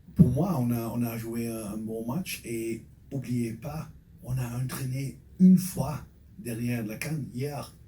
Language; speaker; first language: French; non-native, fluent; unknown